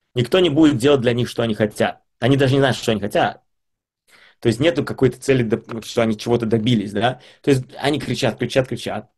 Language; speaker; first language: Russian; early bilingual, heritage; Russian